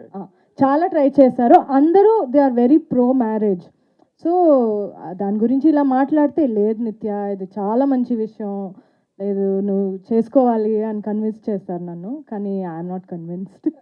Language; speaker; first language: Telugu; non-native, fluent; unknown